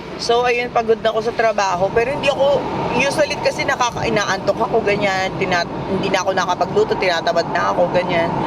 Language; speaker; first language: Filipino; native; Filipino